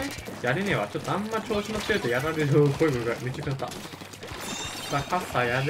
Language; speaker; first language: Japanese; native; Japanese